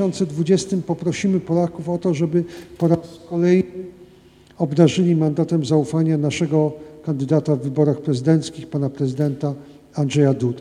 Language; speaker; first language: Polish; native; Polish